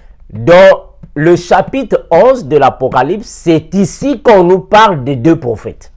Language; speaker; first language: French; non-native, local second language; Lingala